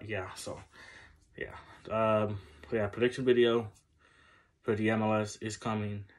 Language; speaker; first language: English; native; English